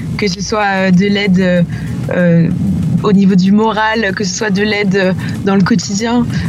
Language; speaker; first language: French; native; French